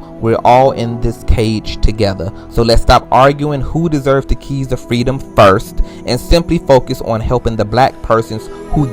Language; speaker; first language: English; native; English